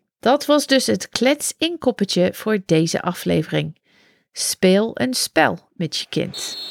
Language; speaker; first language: Dutch; non-native, fluent; English